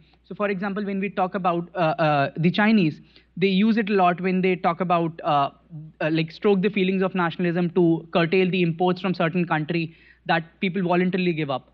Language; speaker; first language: English; non-native, local second language; Hindi